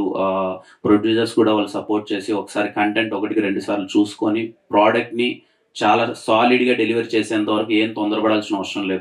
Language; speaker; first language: Telugu; native; Telugu